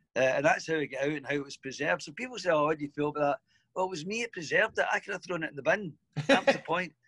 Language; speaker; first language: English; native; English